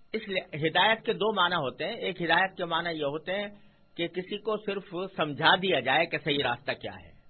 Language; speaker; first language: Urdu; native; Urdu